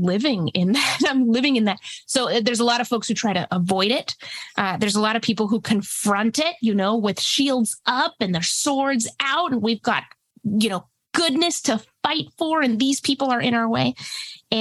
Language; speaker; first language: English; early bilingual, other home language; Spanish